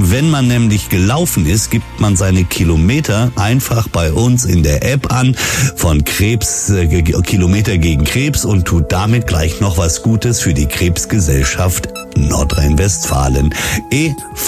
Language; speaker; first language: German; native; German